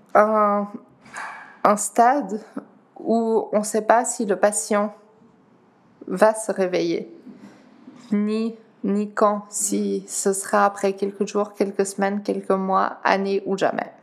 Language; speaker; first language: French; non-native, fluent; Dutch